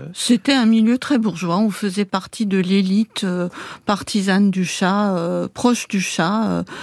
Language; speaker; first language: French; early bilingual, other home language; Armenian